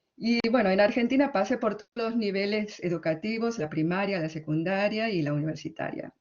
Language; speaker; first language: Spanish; early bilingual, other home language; Korean